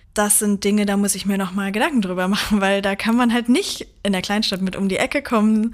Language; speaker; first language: German; native; German